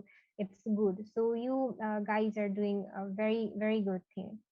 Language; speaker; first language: English; non-native, fluent; Bangla